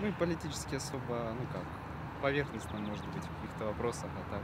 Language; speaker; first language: Russian; native; Russian